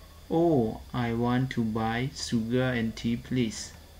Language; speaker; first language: English; non-native, fluent; Khmer